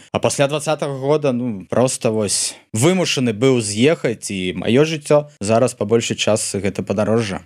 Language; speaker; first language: Belarusian; non-native, local second language; Russian